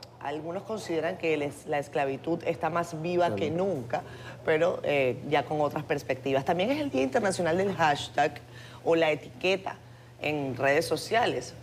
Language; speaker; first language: Spanish; native; Spanish